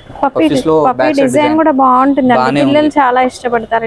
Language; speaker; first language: Telugu; native; Telugu